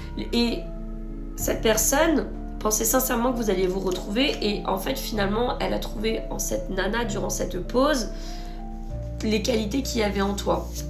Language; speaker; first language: French; native; French